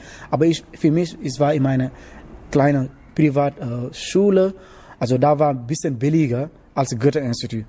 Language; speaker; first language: German; non-native, learner; Wolof